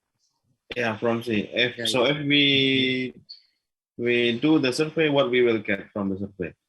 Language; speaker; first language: English; non-native, learner; Malay